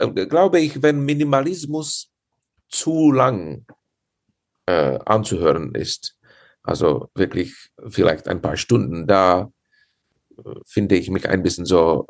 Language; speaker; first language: German; non-native, fluent; Czech